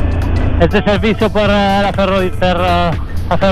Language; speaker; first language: Spanish; non-native, learner; Italian